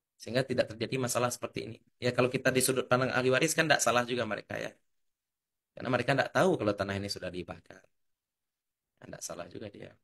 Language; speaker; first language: Indonesian; native; Indonesian